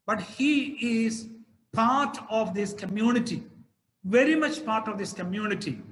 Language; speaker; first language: English; non-native, local second language; Malayalam